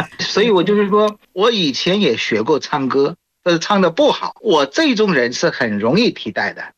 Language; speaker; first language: Chinese; non-native, fluent; Bangla